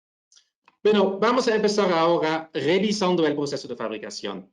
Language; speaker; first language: Spanish; non-native, fluent; Dutch